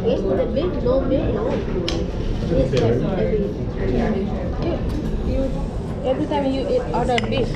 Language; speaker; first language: English; non-native, learner; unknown